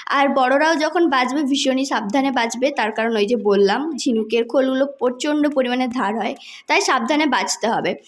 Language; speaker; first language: Bangla; non-native, local second language; Santali